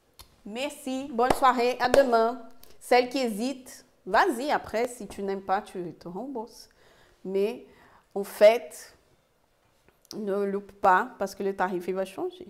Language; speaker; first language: French; non-native, fluent; Portuguese